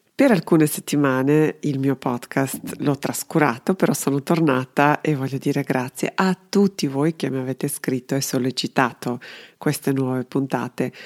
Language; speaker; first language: Italian; non-native, fluent; Serbian